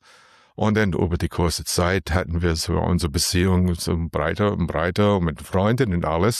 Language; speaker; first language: German; non-native, learner; English